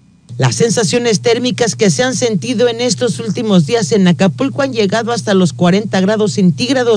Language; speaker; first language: Spanish; native; Spanish